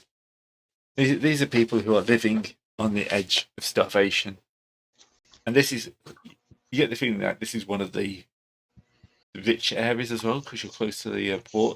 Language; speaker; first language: English; native; English